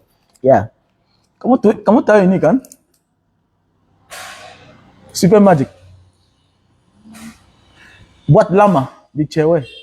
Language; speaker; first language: Indonesian; non-native, learner; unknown